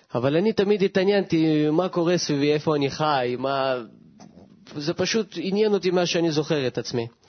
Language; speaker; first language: Hebrew; early bilingual, other home language; Russian